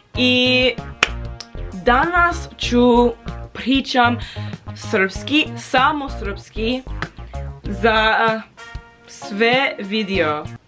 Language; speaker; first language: Serbian; non-native, learner; English